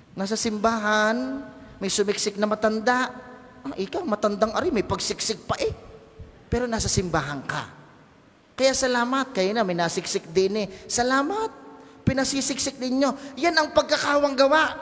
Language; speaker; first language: Filipino; native; Filipino